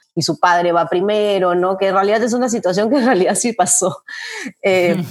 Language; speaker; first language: Spanish; native; Spanish